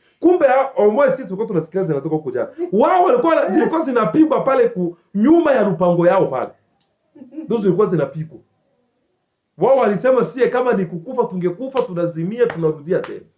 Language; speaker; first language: Swahili; native; Swahili